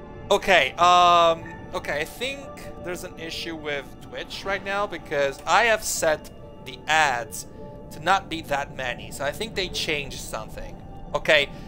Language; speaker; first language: English; non-native, fluent; Italian